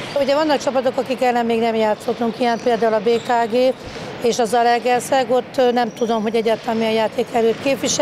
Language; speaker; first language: Hungarian; native; Hungarian